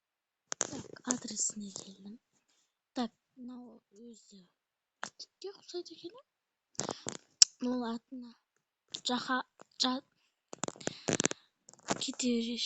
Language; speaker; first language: Kazakh; native; Kazakh